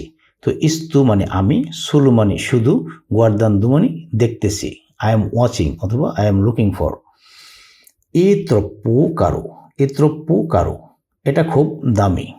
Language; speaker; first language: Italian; non-native, learner; Bangla